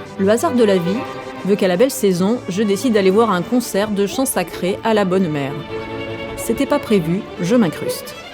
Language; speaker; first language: French; native; French